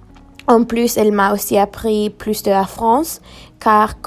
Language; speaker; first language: French; non-native, fluent; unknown